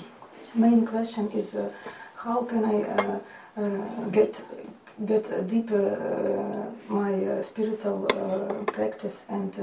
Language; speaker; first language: English; non-native, learner; Russian